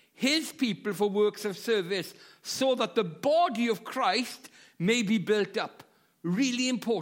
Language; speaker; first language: English; native; English